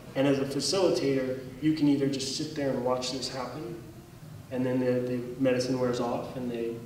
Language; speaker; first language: English; native; English